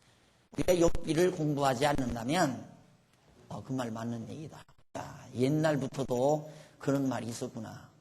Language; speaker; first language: Korean; native; Korean